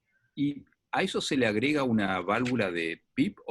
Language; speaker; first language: Spanish; native; Spanish